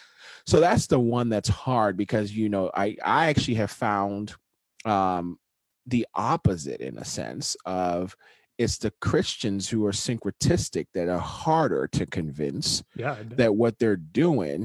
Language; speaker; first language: English; non-native, local second language; Yoruba